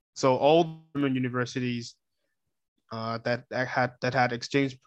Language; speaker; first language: English; non-native, fluent; Korean